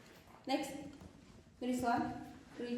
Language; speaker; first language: English; non-native, learner; Kazakh